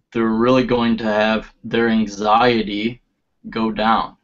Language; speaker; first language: English; native; English